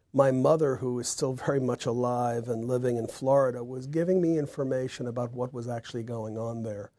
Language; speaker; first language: English; native; English